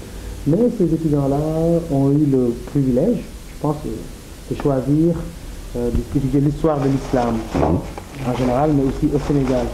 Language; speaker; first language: French; non-native, local second language; Wolof